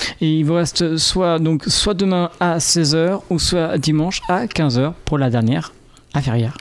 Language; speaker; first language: French; native; French